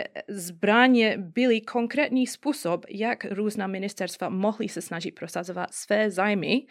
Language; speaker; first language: Czech; non-native, fluent; English